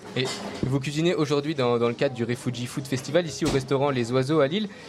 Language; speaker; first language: French; native; French